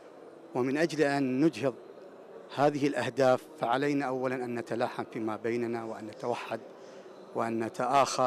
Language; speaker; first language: Arabic; native; Arabic